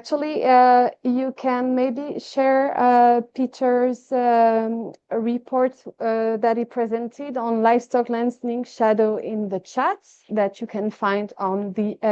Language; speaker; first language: English; non-native, fluent; French